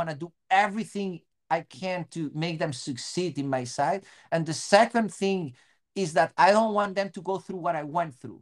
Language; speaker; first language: English; non-native, fluent; Spanish